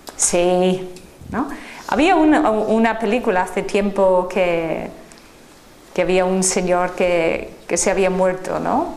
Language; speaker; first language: Spanish; non-native, fluent; English